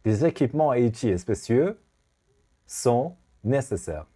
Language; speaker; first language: French; non-native, fluent; Persian